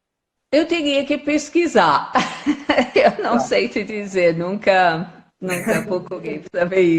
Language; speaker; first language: Portuguese; non-native, fluent; German